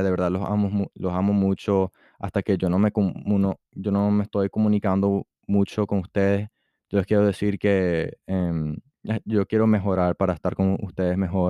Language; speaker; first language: Spanish; early bilingual, heritage; Spanish